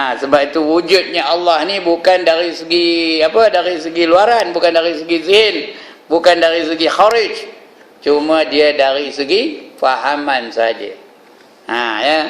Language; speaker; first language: Malay; native; Malay